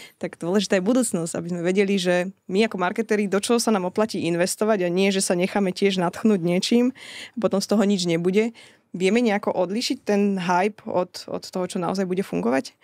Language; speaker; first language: Slovak; native; Slovak